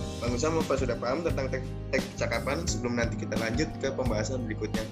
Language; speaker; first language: Indonesian; native; Indonesian